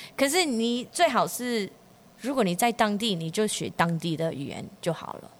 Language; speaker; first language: Chinese; non-native, fluent; English